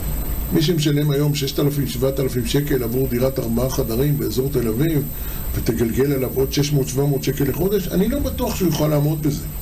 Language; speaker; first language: Hebrew; native; Hebrew